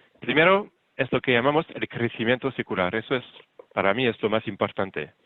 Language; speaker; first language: Spanish; non-native, fluent; French